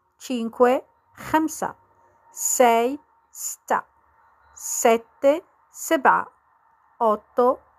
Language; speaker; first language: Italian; non-native, fluent; Arabic